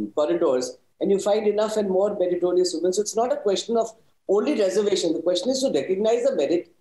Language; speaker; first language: English; non-native, local second language; Hindi